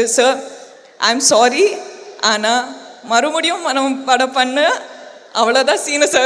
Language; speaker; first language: Tamil; non-native, learner; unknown